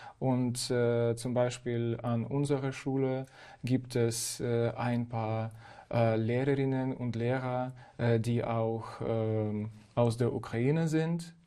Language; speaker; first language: German; non-native, fluent; Ukrainian